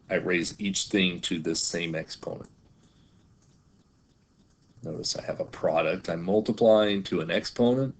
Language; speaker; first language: English; native; English